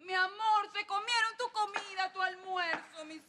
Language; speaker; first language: Spanish; native; Spanish